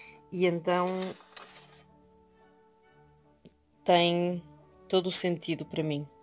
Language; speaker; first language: Portuguese; early bilingual, heritage; Portuguese